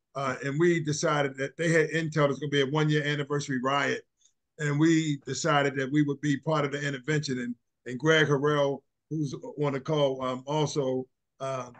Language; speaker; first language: English; native; English